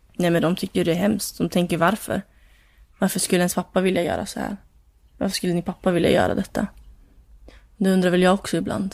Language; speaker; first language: Swedish; native; Swedish